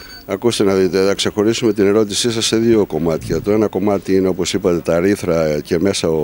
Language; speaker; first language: Greek; native; Greek